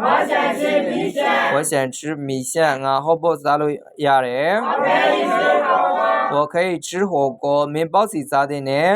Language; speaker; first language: Chinese; non-native, fluent; Burmese